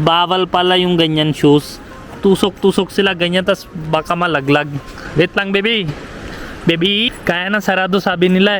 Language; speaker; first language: Filipino; non-native, learner; Punjabi